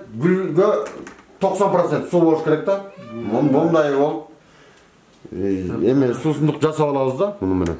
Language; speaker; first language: Kyrgyz; native; Kyrgyz